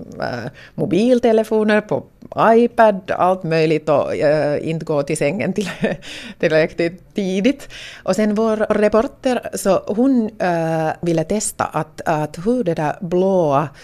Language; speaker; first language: Swedish; non-native, local second language; Finnish